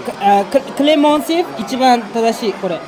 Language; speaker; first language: French; non-native, learner; Japanese